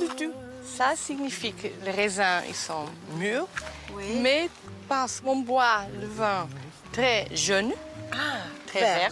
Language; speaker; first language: French; non-native, learner; Portuguese